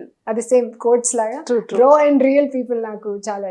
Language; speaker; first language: Telugu; non-native, fluent; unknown